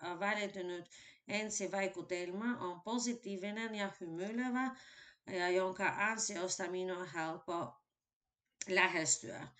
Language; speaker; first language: Finnish; non-native, fluent; Albanian